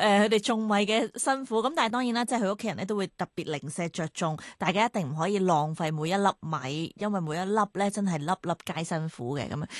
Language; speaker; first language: Cantonese; native; Cantonese